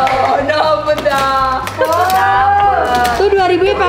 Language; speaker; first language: Indonesian; native; Indonesian